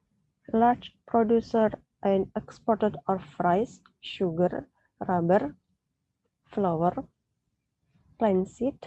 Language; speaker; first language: English; non-native, learner; Indonesian